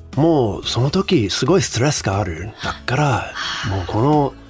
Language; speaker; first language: Japanese; non-native, learner; English